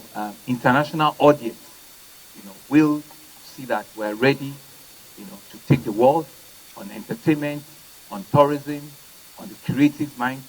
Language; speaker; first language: English; non-native, local second language; Yoruba